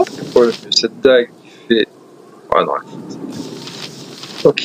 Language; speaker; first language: French; native; French